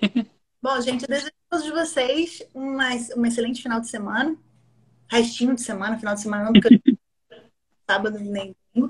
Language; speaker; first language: Portuguese; native; Portuguese